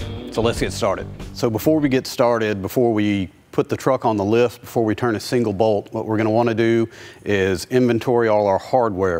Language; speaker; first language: English; native; English